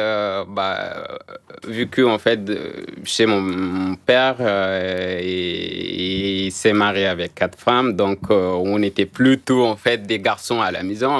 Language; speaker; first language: French; non-native, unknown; Arabic